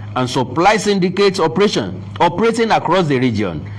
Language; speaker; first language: English; non-native, local second language; Yoruba